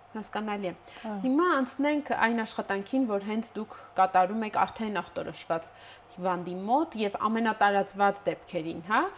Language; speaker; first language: Armenian; native; Armenian